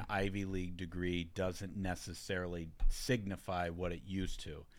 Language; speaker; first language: English; native; English